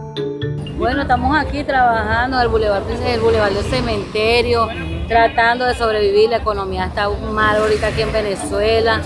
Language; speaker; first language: Spanish; native; Spanish